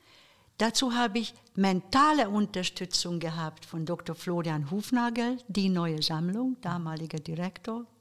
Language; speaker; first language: German; non-native, fluent; Hungarian